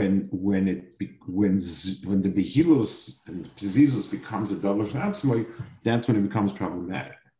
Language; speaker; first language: English; native; English